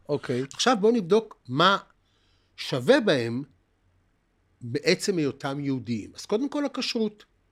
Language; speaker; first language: Hebrew; native; Hebrew